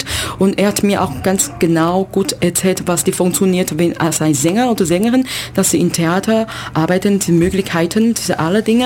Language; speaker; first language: German; non-native, learner; Chinese